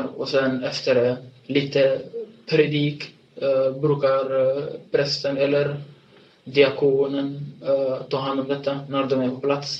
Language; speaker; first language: Swedish; non-native, fluent; Tigrinya